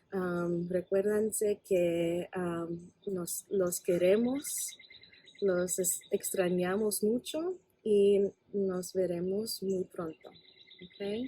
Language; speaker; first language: Spanish; non-native, fluent; English